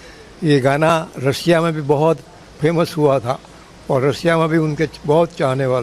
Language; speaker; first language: Hindi; non-native, local second language; Gujarati